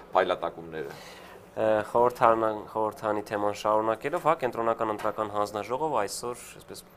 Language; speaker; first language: Armenian; native; Armenian